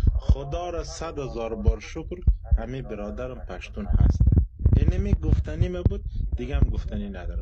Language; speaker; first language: Persian; native; Persian